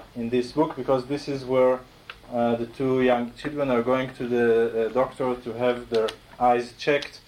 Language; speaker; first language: English; non-native, fluent; Hebrew